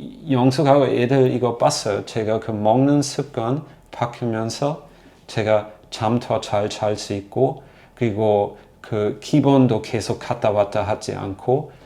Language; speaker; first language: Korean; non-native, learner; German